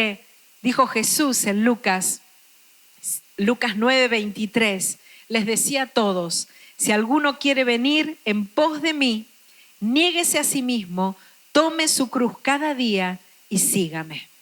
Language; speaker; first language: Spanish; native; Spanish